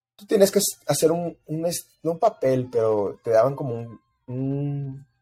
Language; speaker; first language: Spanish; early bilingual, heritage; Spanish